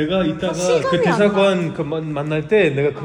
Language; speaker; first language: Korean; non-native, learner; French